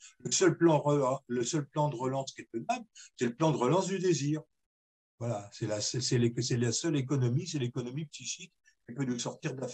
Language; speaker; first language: French; native; French